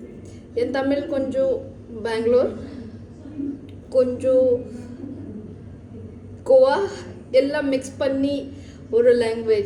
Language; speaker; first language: Tamil; early bilingual, heritage; Tamil